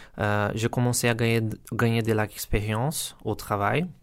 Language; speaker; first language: French; non-native, learner; Portuguese